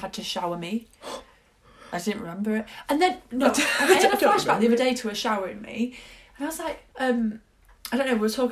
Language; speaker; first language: English; native; English